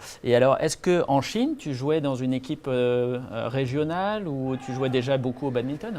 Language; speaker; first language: French; native; French